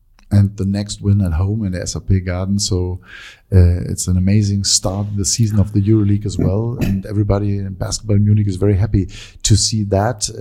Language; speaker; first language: English; non-native, fluent; German